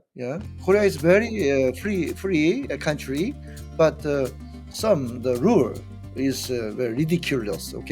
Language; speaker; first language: English; non-native, learner; Korean